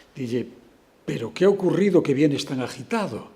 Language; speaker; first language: Spanish; non-native, local second language; Galician